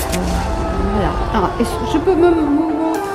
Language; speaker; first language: French; non-native, fluent; Russian